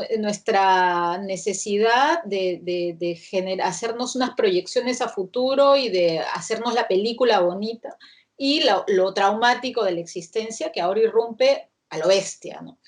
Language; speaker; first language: Spanish; native; Spanish